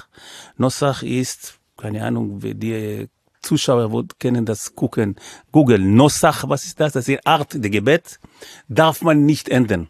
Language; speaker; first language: German; non-native, fluent; Hebrew